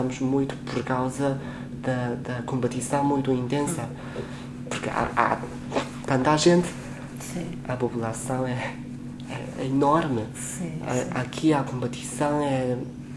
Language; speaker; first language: Portuguese; non-native, fluent; Chinese